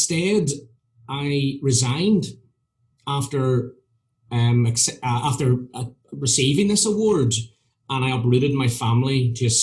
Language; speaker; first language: English; native; English